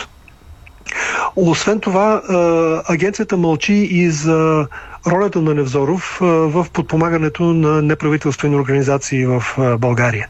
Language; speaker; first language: Bulgarian; native; Bulgarian